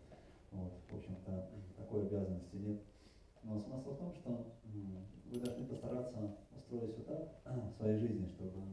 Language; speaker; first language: Russian; native; Russian